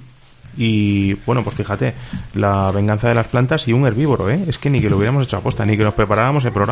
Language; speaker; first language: Spanish; native; Spanish